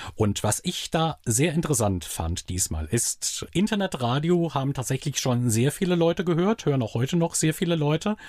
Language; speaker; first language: German; native; German